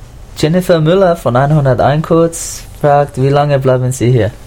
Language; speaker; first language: German; non-native, learner; English